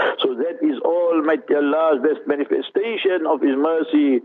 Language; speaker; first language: English; early bilingual, other home language; Urdu